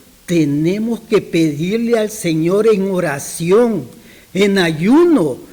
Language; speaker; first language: Spanish; native; Spanish